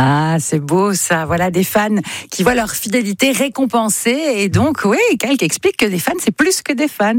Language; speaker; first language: French; native; French